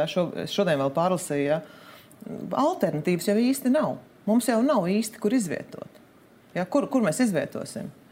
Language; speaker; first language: Latvian; non-native, local second language; Russian